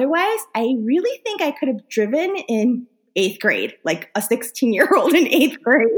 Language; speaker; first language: English; early bilingual, other home language; Korean